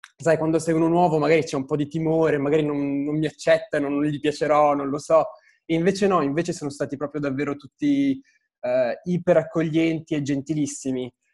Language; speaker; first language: Italian; early bilingual, other home language; Arabic